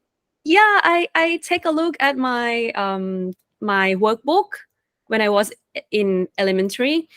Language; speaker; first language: English; non-native, fluent; Thai